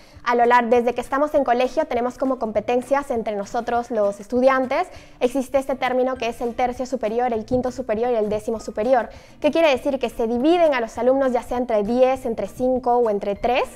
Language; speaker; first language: Spanish; native; Spanish